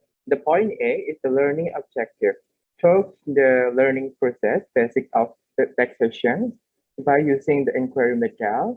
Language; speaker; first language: English; non-native, learner; Indonesian